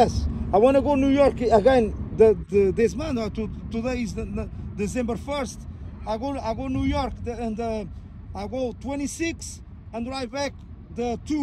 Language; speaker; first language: English; non-native, learner; Portuguese